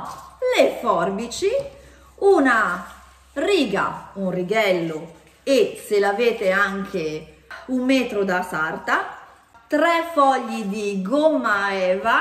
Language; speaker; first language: Italian; native; Italian